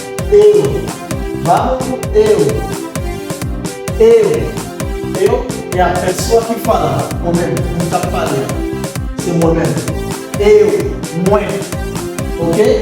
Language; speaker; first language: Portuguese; non-native, fluent; Haitian Creole